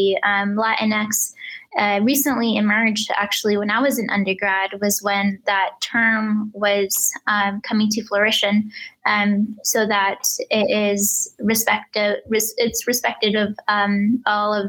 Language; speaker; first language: English; early bilingual, other home language; Spanish